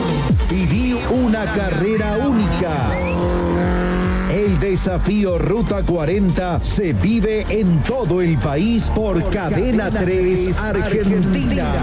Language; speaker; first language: Spanish; native; Spanish